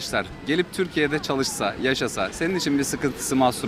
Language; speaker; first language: Turkish; native; Turkish